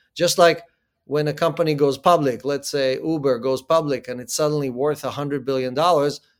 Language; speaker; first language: English; early bilingual, other home language; Ukrainian